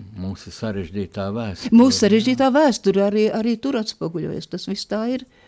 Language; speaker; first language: Latvian; native; Latvian